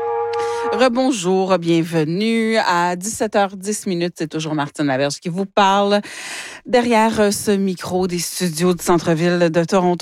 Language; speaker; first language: French; native; French